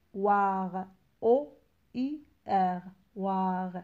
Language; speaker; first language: French; non-native, local second language; Arabic